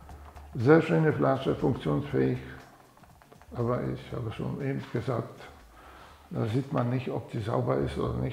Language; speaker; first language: German; non-native, fluent; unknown